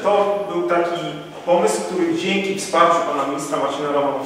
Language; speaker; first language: Polish; native; Polish